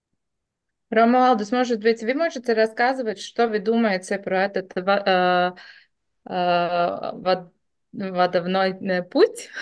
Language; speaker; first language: Russian; non-native, local second language; Latvian